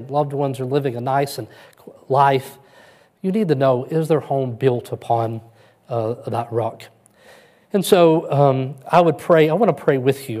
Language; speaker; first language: English; native; English